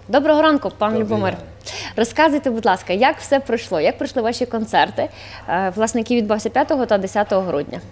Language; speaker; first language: Ukrainian; native; Ukrainian